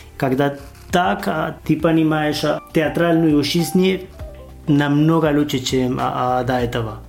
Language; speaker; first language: Russian; non-native, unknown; Spanish